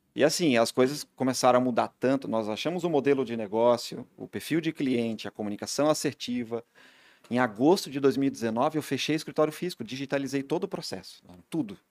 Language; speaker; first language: Portuguese; native; Portuguese